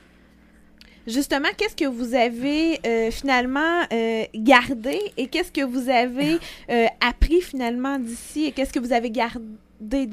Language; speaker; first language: French; native; French